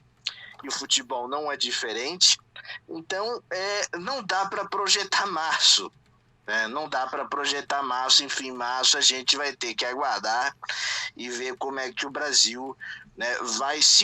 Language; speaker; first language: Portuguese; native; Portuguese